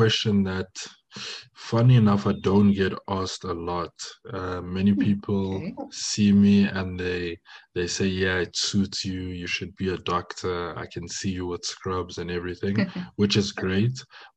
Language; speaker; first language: English; non-native, local second language; French